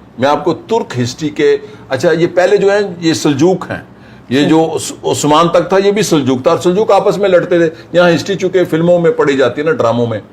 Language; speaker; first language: Urdu; non-native, local second language; Punjabi